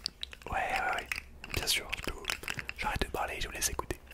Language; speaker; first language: French; native; French